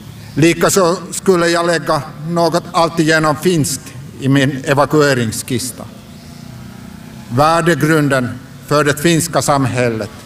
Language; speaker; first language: Swedish; non-native, local second language; Finnish